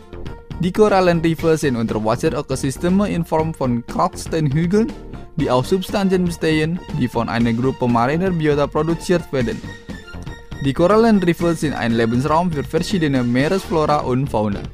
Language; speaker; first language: German; non-native, fluent; Indonesian